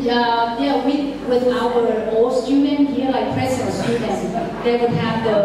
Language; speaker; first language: English; non-native, fluent; Thai